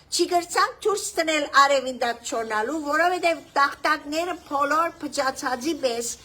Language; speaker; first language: Armenian; early bilingual, heritage; Armenian